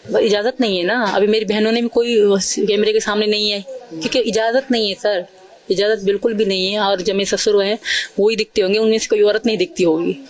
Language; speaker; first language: Urdu; non-native, local second language; Sindhi